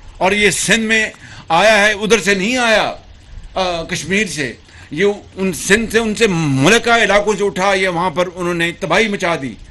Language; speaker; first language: Urdu; non-native, local second language; Punjabi